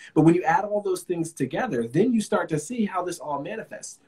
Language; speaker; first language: English; native; English